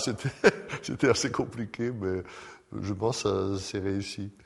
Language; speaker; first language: French; non-native, fluent; German